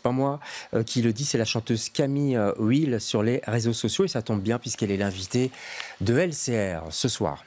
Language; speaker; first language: French; native; French